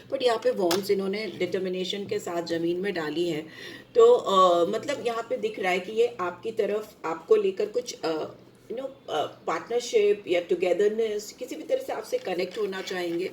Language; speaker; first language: Hindi; native; Hindi